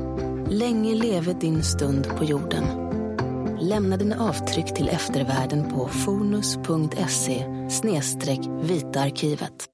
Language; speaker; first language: Swedish; native; Swedish